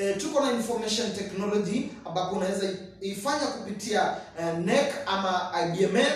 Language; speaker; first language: Swahili; non-native, local second language; Kamba